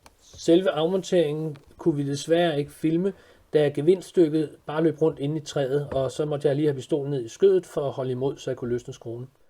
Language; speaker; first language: Danish; native; Danish